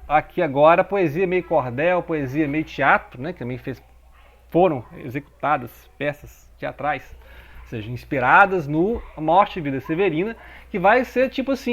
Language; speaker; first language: Portuguese; native; Portuguese